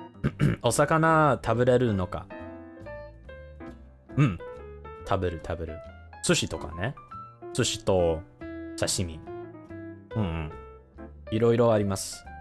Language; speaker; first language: Japanese; non-native, learner; English